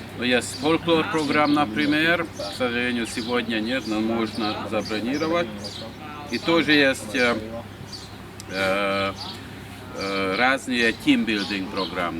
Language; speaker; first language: Russian; non-native, learner; Hungarian